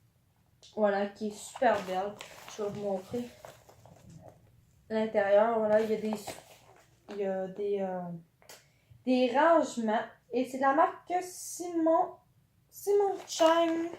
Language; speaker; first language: French; native; French